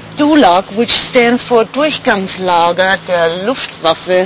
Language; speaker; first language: English; non-native, fluent; German